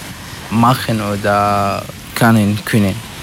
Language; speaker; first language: German; non-native, learner; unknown